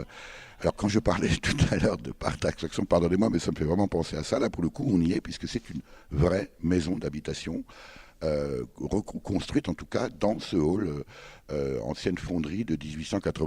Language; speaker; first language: French; native; French